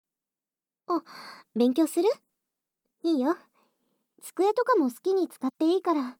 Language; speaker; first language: Japanese; native; Japanese